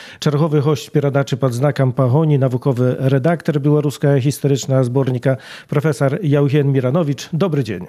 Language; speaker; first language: Belarusian; native; Belarusian